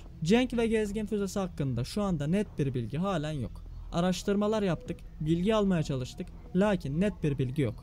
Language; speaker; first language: Turkish; native; Turkish